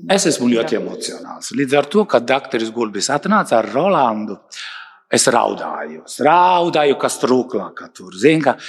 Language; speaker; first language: Latvian; non-native, fluent; Italian